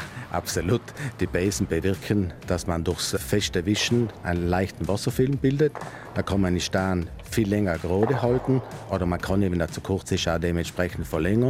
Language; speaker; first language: German; native; German